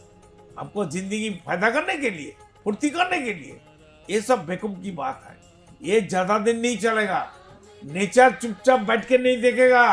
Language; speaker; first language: Hindi; non-native, local second language; Bangla